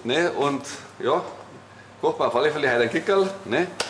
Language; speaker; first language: German; native; German